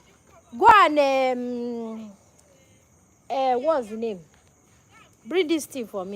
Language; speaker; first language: English; non-native, local second language; Igbo